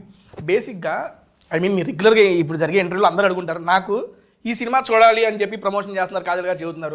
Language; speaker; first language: Telugu; native; Telugu